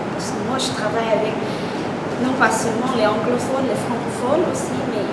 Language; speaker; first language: French; non-native, fluent; Lao